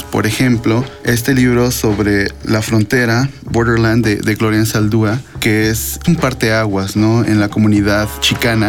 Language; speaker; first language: Spanish; native; Spanish